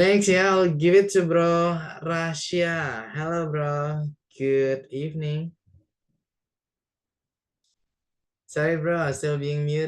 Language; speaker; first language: English; non-native, learner; Indonesian